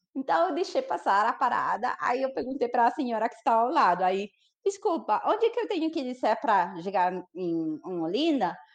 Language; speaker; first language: Portuguese; non-native, fluent; Spanish